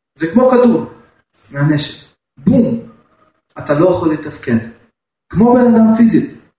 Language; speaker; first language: Hebrew; non-native, fluent; Russian